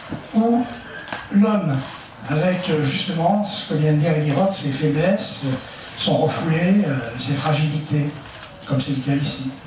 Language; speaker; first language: French; native; French